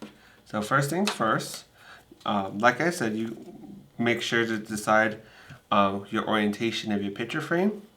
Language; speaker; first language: English; native; English